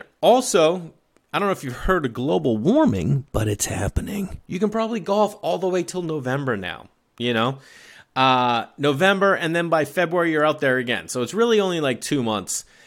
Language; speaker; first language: English; native; English